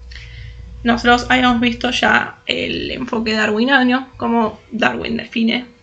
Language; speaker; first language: Spanish; native; Spanish